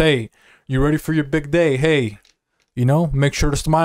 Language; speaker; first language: English; native; English